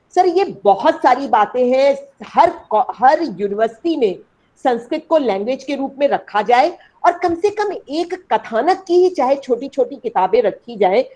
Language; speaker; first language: Hindi; native; Hindi